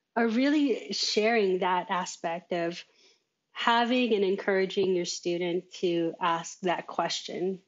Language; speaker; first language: English; native; English